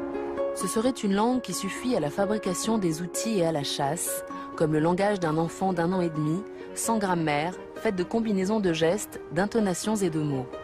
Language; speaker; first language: French; native; French